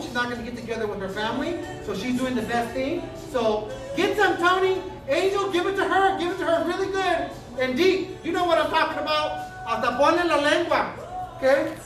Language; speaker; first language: English; early bilingual, other home language; Spanish